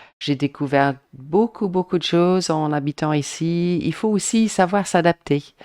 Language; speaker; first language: French; non-native, fluent; English